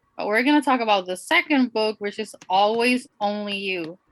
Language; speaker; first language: English; non-native, local second language; Spanish